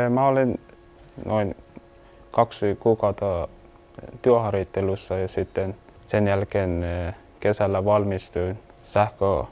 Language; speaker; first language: Finnish; non-native, learner; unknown